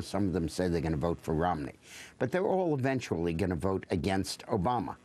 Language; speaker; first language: English; native; English